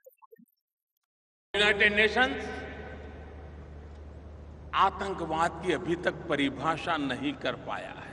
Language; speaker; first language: Hindi; non-native, local second language; Gujarati